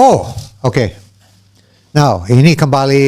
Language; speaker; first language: Indonesian; non-native, learner; English